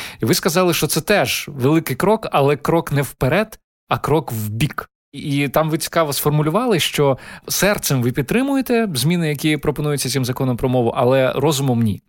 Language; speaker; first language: Ukrainian; native; Ukrainian